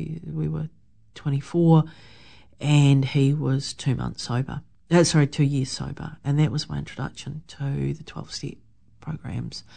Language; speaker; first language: English; native; English